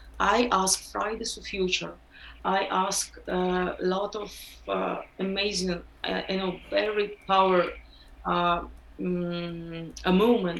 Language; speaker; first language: English; non-native, learner; Ukrainian